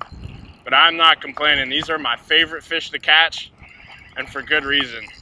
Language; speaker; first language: English; native; English